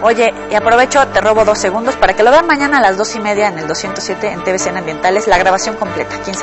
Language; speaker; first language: Spanish; native; Spanish